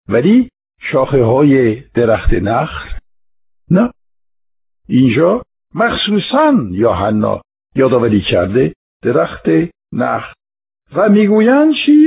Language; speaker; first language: Persian; non-native, fluent; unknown